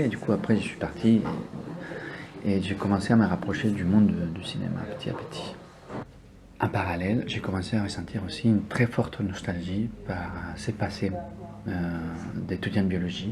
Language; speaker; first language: French; non-native, fluent; Spanish